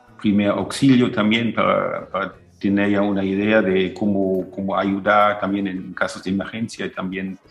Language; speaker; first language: Spanish; non-native, fluent; German